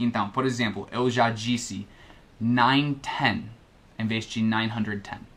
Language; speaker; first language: Portuguese; non-native, fluent; English